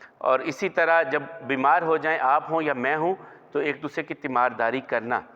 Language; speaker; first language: Urdu; non-native, local second language; Punjabi